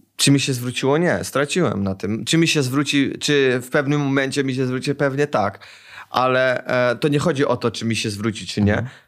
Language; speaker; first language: Polish; early bilingual, heritage; Polish